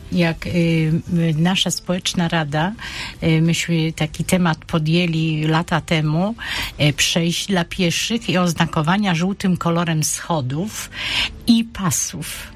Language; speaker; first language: Polish; native; Polish